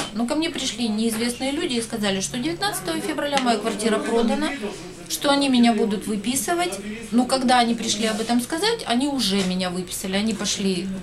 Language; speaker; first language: Russian; native; Russian